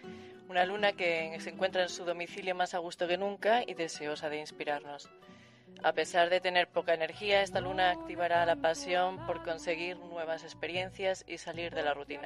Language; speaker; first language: Spanish; native; Spanish